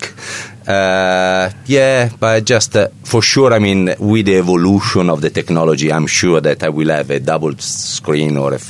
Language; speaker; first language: English; non-native, fluent; Italian